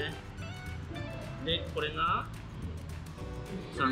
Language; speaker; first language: Japanese; native; Japanese